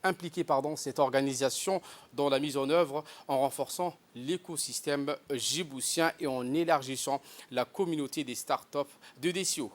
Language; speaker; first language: French; native; French